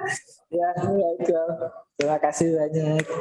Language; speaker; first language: Indonesian; native; Indonesian